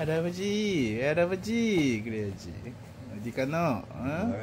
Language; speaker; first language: Korean; native; Korean